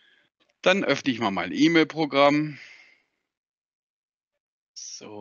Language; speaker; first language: German; native; German